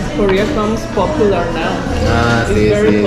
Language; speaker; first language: English; non-native, learner; Spanish